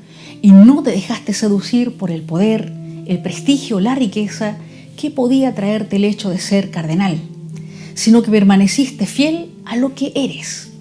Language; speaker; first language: Spanish; native; Spanish